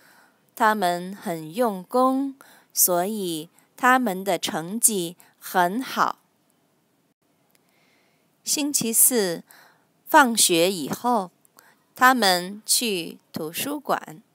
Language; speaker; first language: Chinese; non-native, learner; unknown